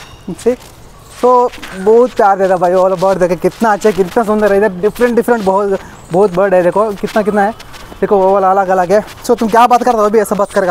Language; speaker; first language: Hindi; non-native, local second language; Kannada